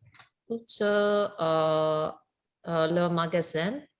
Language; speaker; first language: French; non-native, learner; Russian